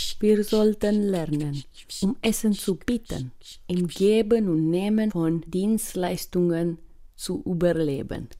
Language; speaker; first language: German; non-native, fluent; Romanian